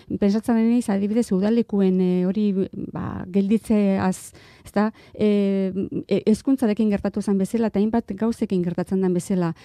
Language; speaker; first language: Basque; non-native, local second language; Spanish